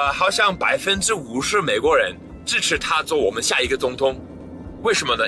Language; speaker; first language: Chinese; non-native, fluent; English